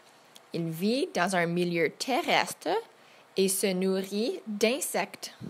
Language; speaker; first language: French; non-native, fluent; English